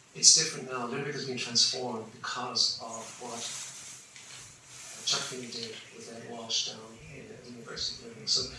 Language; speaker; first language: English; native; English